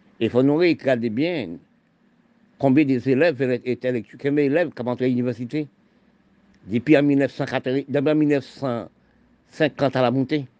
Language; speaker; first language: French; non-native, local second language; Haitian Creole